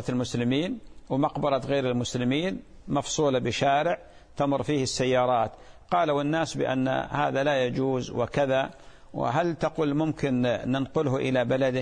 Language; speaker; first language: Arabic; native; Arabic